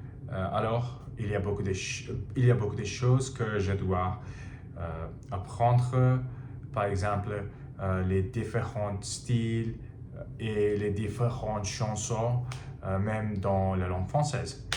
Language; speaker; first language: French; non-native, learner; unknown